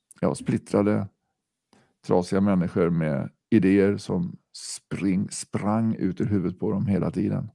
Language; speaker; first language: Swedish; native; Swedish